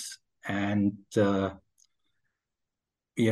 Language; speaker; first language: English; non-native, fluent; German